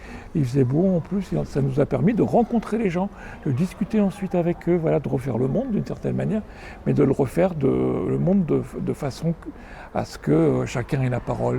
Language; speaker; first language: French; native; French